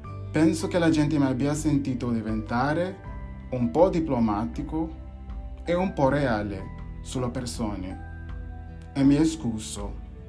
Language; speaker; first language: Italian; non-native, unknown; English